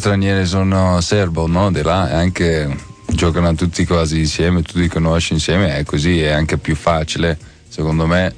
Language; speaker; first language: Italian; non-native, learner; Dutch